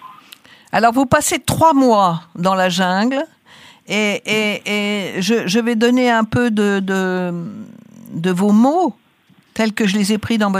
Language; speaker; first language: French; native; French